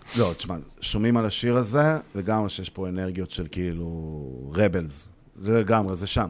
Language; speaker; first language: Hebrew; native; Hebrew